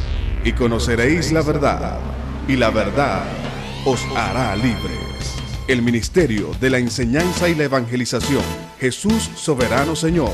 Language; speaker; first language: Spanish; native; Spanish